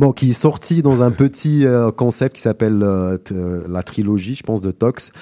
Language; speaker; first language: French; non-native, local second language; Russian